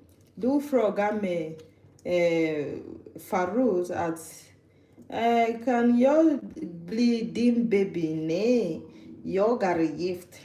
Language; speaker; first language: Swedish; non-native, learner; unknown